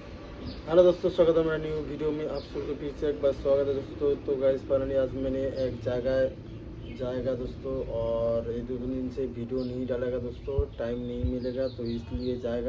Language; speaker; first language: Hindi; non-native, local second language; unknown